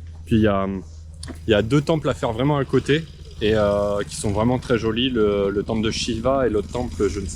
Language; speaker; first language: French; native; French